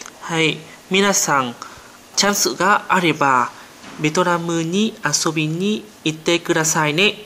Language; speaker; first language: Japanese; non-native, learner; Vietnamese